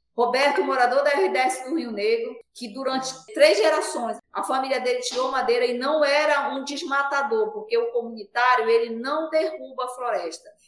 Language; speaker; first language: Portuguese; native; Portuguese